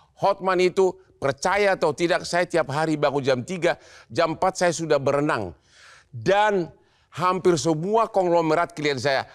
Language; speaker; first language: Indonesian; native; Indonesian